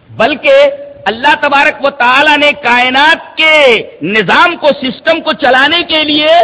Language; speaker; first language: Urdu; native; Urdu